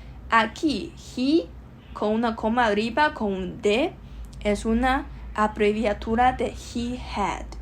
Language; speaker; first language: Spanish; non-native, learner; Chinese